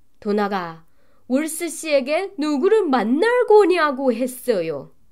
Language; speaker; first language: Korean; non-native, learner; Chinese